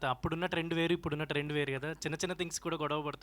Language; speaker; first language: Telugu; native; Telugu